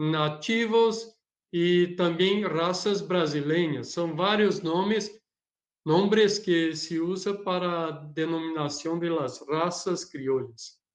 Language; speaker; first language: Spanish; non-native, learner; Portuguese